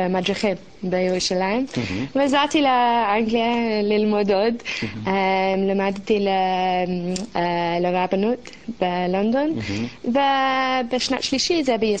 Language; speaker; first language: Hebrew; non-native, learner; English